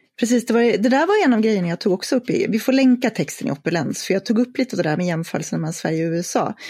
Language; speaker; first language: Swedish; native; Swedish